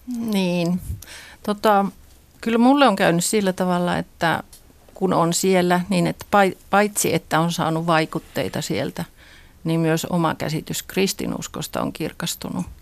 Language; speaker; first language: Finnish; native; Finnish